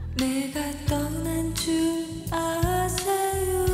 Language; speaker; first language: Korean; native; Korean